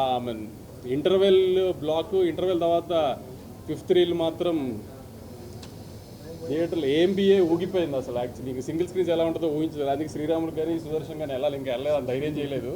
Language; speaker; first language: Telugu; native; Telugu